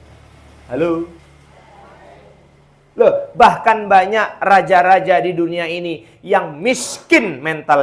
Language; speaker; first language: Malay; non-native, local second language; Javanese